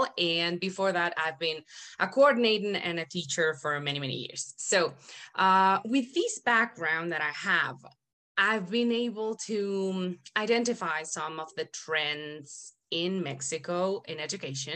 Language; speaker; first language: English; non-native, fluent; Spanish